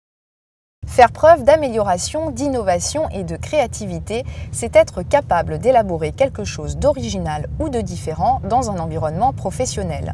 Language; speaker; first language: French; native; French